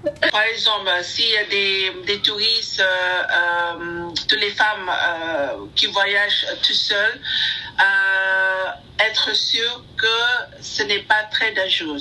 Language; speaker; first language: French; non-native, learner; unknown